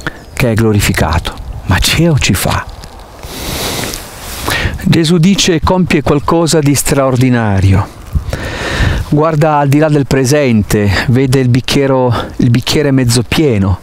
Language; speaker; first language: Italian; native; Italian